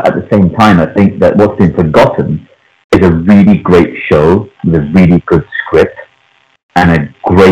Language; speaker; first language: English; non-native, local second language; Punjabi